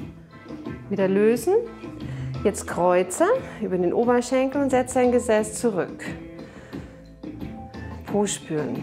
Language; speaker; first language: German; native; German